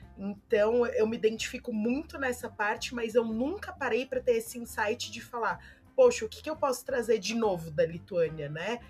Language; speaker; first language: Portuguese; native; Portuguese